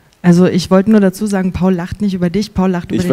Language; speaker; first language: German; native; German